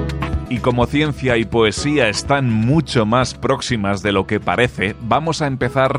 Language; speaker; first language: Spanish; native; Spanish